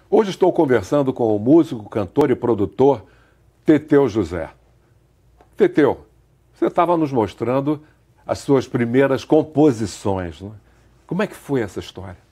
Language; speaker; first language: Portuguese; native; Portuguese